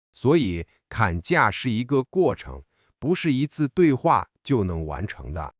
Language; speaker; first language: Chinese; non-native, fluent; English